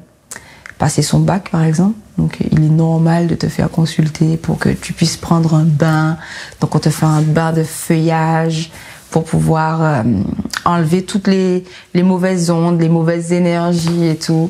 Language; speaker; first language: French; native; French